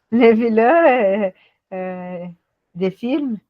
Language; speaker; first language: French; non-native, learner; Portuguese